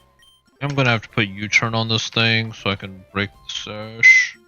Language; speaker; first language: English; native; English